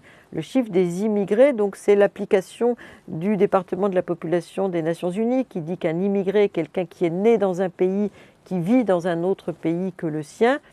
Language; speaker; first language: French; native; French